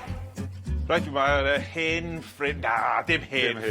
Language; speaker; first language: Welsh; non-native, learner; English